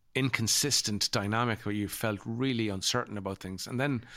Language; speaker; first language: English; native; English